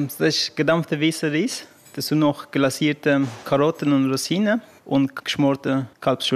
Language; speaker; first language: German; non-native, learner; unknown